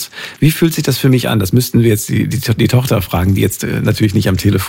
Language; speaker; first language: German; native; German